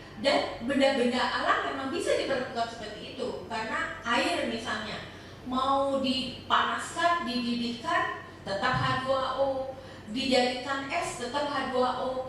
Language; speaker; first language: Indonesian; native; Indonesian